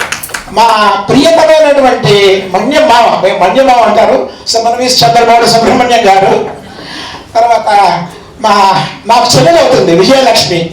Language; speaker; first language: Telugu; native; Telugu